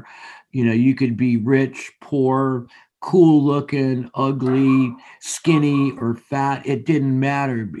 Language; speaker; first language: English; native; English